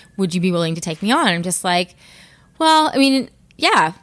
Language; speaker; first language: English; native; English